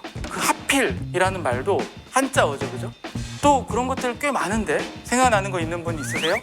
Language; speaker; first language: Korean; native; Korean